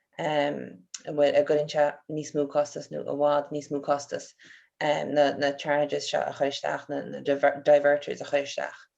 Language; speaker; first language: Irish; native; Irish